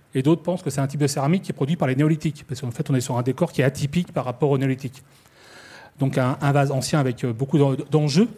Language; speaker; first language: French; native; French